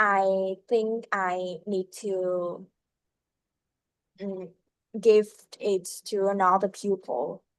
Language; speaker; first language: English; non-native, learner; Vietnamese